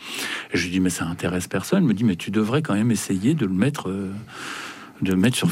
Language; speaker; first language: French; native; French